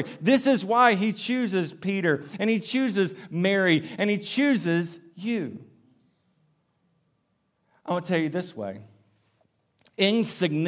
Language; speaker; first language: English; native; English